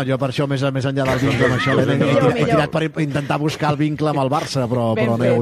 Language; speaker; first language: Catalan; native; Catalan